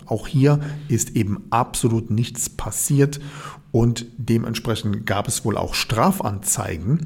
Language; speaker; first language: German; native; German